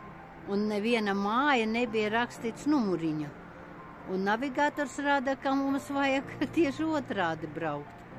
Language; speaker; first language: Latvian; non-native, local second language; Russian